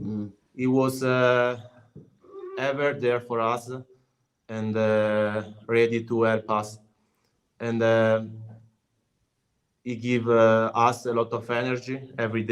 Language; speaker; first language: English; non-native, learner; Italian